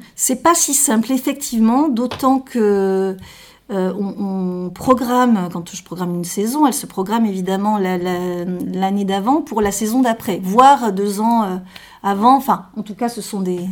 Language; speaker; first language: French; native; French